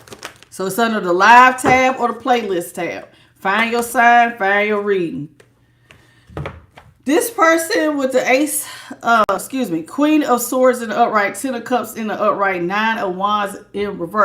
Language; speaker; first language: English; native; English